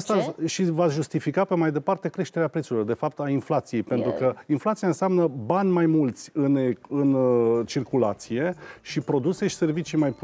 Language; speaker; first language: Romanian; native; Romanian